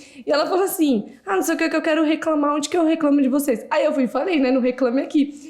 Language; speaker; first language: Portuguese; native; Portuguese